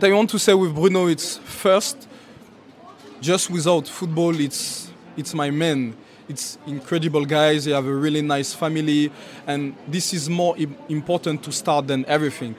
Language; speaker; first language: English; non-native, fluent; French